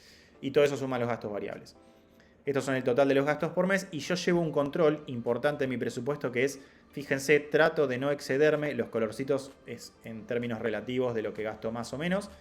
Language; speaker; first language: Spanish; native; Spanish